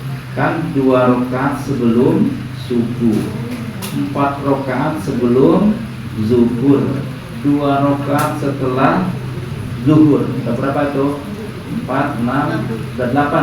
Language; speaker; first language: Indonesian; native; Indonesian